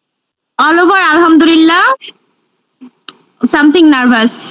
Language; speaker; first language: English; non-native, learner; Bangla